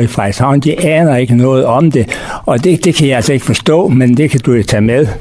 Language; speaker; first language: Danish; native; Danish